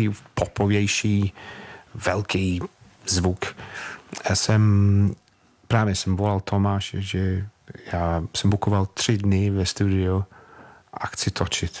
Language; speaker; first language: Czech; non-native, fluent; English